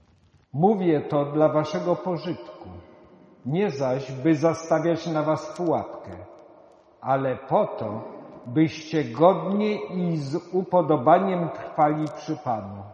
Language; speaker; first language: Polish; native; Polish